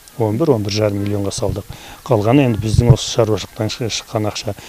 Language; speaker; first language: Kazakh; native; Kazakh